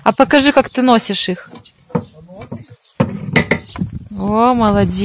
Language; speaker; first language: Russian; native; Russian